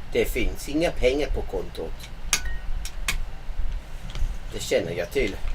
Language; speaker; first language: Swedish; non-native, learner; English